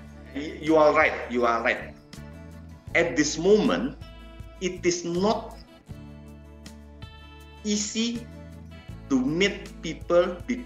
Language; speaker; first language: English; non-native, learner; Indonesian